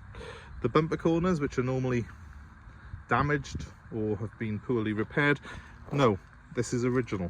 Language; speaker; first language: English; native; English